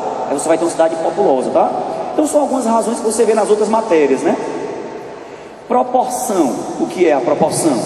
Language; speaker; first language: Portuguese; native; Portuguese